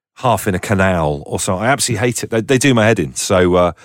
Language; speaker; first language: English; native; English